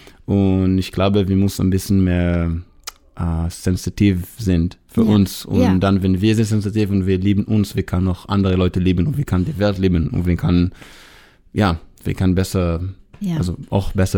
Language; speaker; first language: German; non-native, learner; Hebrew